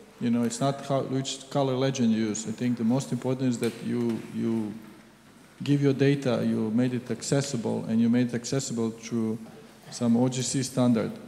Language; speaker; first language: English; non-native, fluent; Croatian